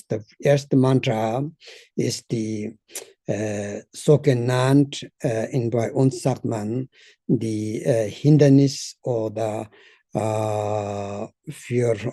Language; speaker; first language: German; non-native, learner; Tibetan